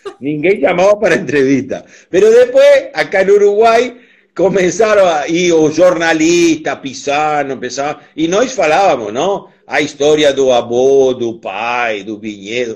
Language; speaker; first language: Portuguese; non-native, learner; Spanish